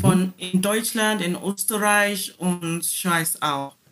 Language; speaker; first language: German; non-native, learner; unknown